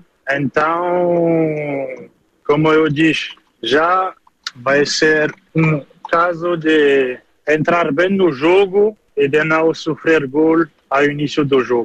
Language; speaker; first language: Portuguese; early bilingual, heritage; French